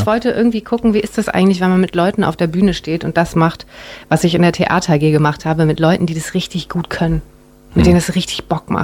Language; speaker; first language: German; early bilingual, other home language; Japanese